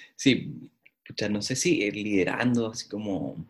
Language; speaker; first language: Spanish; native; Spanish